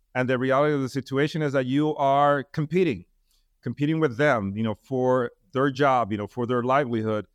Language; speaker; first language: English; non-native, fluent; Spanish